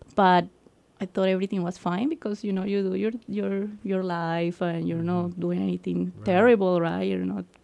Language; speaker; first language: English; non-native, fluent; Spanish